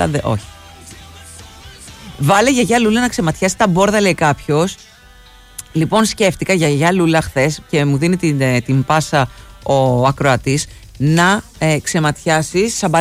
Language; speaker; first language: Greek; native; Greek